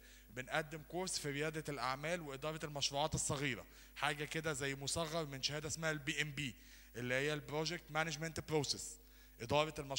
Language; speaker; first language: Arabic; native; Arabic